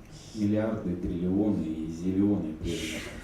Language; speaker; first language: Russian; native; Russian